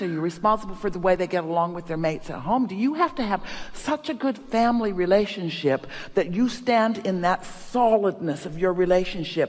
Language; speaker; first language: English; native; English